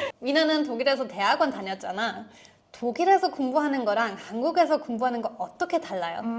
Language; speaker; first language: Korean; non-native, fluent; German